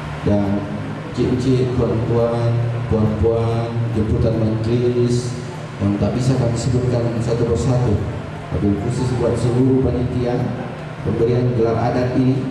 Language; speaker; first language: Indonesian; native; Indonesian